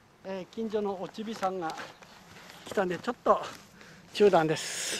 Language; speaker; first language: Japanese; native; Japanese